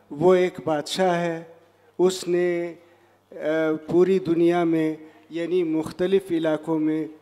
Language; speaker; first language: Urdu; non-native, local second language; Pashto